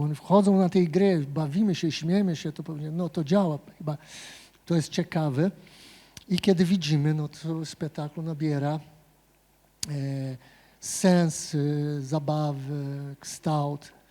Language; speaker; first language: Polish; non-native, fluent; Portuguese